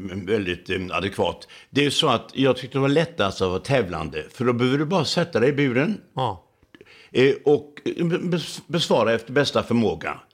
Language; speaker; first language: Swedish; native; Swedish